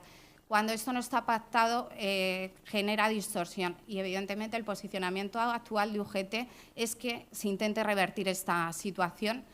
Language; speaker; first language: Spanish; native; Spanish